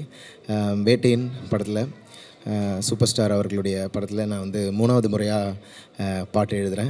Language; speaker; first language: Tamil; native; Tamil